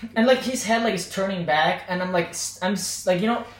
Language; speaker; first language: English; non-native, fluent; Azerbaijani